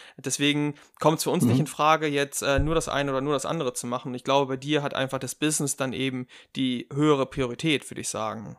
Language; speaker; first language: German; native; German